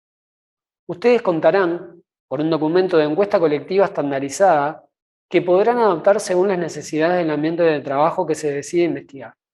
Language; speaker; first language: Spanish; native; Spanish